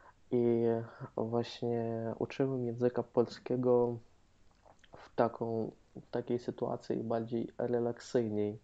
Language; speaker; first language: Polish; non-native, fluent; Ukrainian